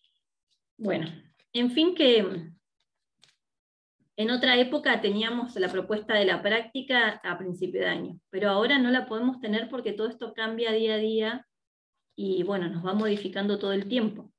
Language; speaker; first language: Spanish; native; Spanish